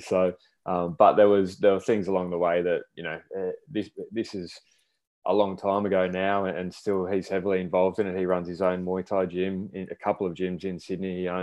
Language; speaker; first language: English; native; English